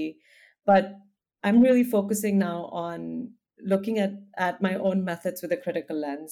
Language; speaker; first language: English; non-native, local second language; Hindi